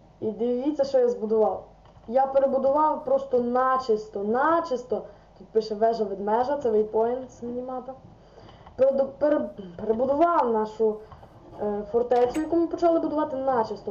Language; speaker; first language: Ukrainian; native; Ukrainian